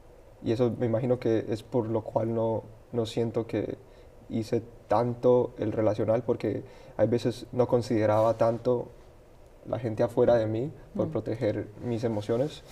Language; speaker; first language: Spanish; early bilingual, heritage; Spanish